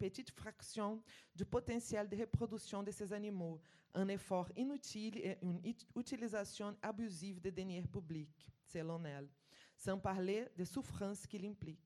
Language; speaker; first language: French; non-native, fluent; Portuguese